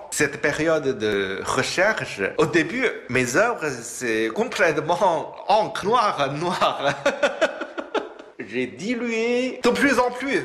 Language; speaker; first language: French; non-native, fluent; Chinese